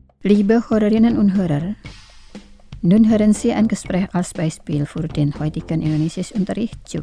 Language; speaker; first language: German; non-native, fluent; Indonesian